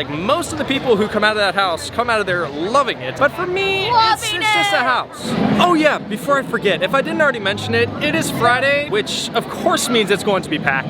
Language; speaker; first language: English; native; English